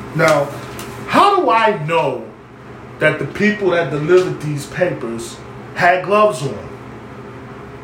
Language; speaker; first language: English; native; English